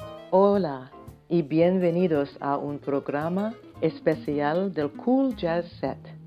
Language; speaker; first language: Spanish; early bilingual, heritage; Spanish